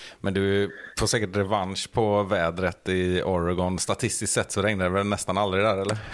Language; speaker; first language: Swedish; native; Swedish